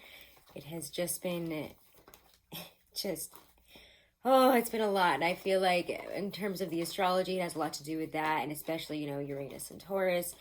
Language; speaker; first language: English; native; English